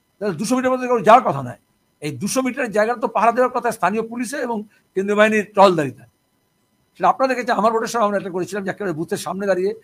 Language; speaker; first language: Bangla; native; Bangla